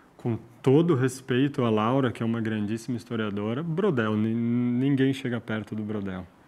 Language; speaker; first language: Portuguese; early bilingual, other home language; Arabic